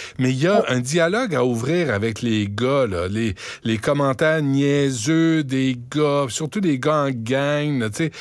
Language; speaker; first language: French; native; French